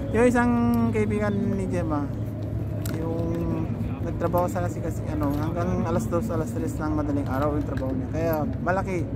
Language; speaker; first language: Filipino; non-native, learner; Persian